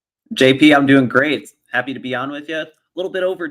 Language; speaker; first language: English; native; English